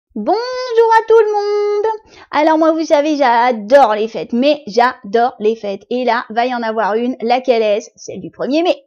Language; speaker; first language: French; native; French